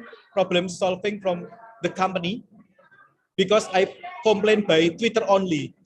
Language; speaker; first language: English; non-native, learner; Indonesian